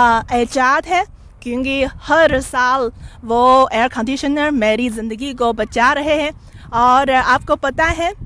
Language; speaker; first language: Hindi; non-native, fluent; Chinese